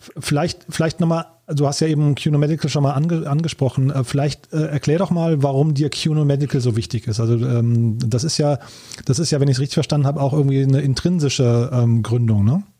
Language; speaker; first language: German; native; German